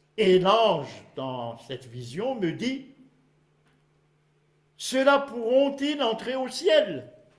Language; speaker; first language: French; non-native, local second language; Malagasy